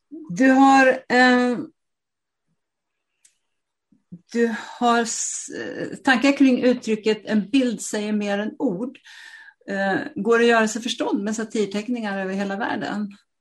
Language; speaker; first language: Swedish; native; Swedish